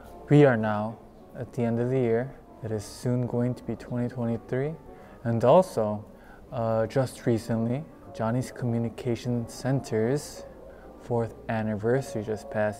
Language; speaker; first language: English; early bilingual, other home language; Korean